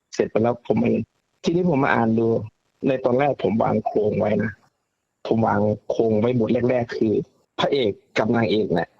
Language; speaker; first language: Thai; native; Thai